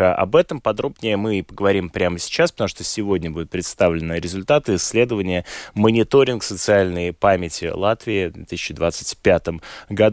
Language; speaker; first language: Russian; native; Russian